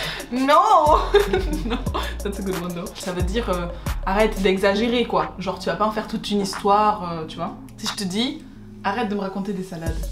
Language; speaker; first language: French; native; French